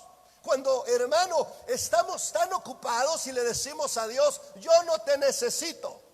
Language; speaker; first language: Spanish; native; Spanish